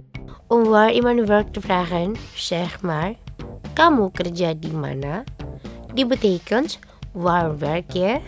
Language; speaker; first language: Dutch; non-native, learner; Indonesian